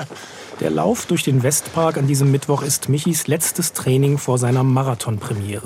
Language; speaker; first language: German; native; German